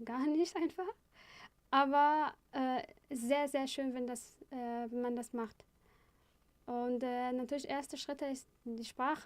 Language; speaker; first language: German; non-native, fluent; Arabic